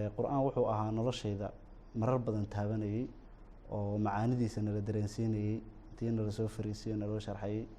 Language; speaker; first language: Somali; native; Somali